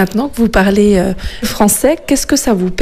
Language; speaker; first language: French; native; French